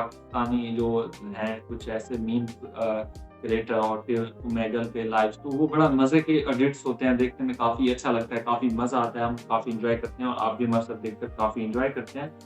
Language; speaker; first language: Hindi; native; Hindi